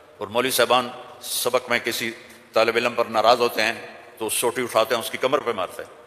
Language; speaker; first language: Urdu; non-native, local second language; Punjabi